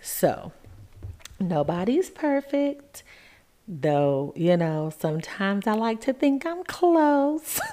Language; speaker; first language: English; native; English